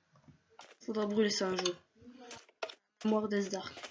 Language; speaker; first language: French; native; French